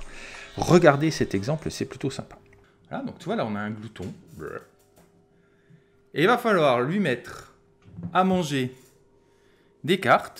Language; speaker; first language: French; native; French